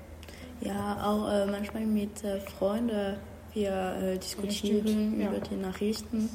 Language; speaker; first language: German; non-native, learner; French